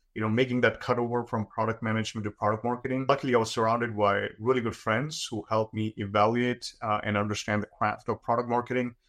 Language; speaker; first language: English; non-native, local second language; Gujarati